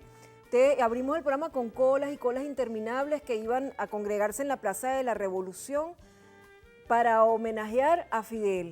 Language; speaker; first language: Spanish; native; Spanish